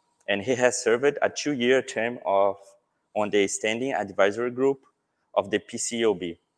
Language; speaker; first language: English; non-native, fluent; Portuguese